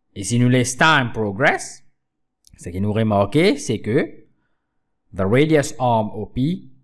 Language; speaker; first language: French; non-native, local second language; Morisyen